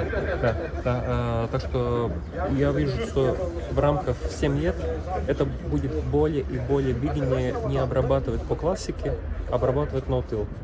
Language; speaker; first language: Russian; non-native, learner; Latvian